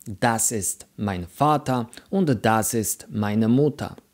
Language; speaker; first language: German; non-native, fluent; Polish